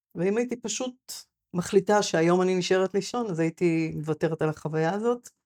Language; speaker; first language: Hebrew; native; Hebrew